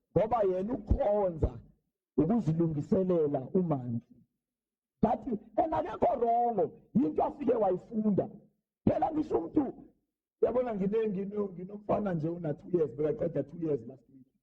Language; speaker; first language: Zulu; non-native, local second language; Xhosa